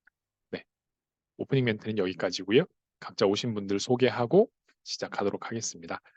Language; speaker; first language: Korean; native; Korean